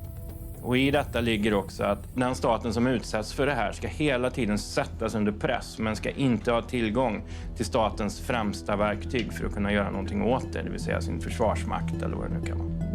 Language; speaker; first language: Swedish; native; Swedish